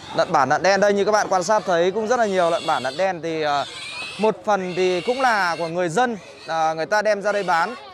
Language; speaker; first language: Vietnamese; native; Vietnamese